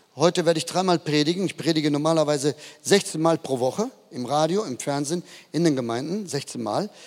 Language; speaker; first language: German; native; German